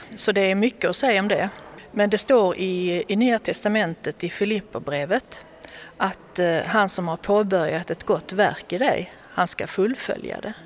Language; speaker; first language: Swedish; native; Swedish